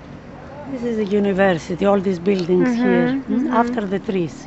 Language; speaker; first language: English; non-native, learner; Greek